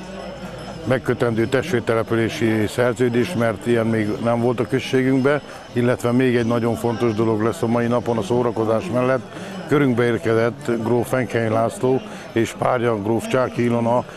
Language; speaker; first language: Hungarian; native; Hungarian